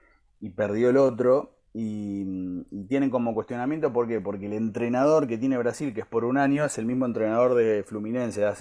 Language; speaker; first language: Spanish; native; Spanish